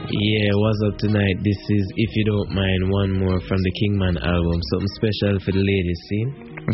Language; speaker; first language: English; non-native, local second language; Jamaican Creole English